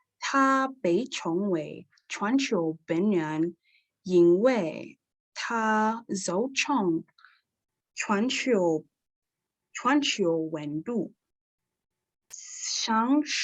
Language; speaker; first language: Chinese; non-native, learner; English